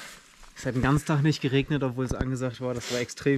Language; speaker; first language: German; native; German